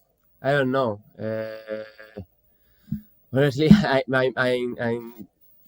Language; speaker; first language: English; non-native, fluent; Spanish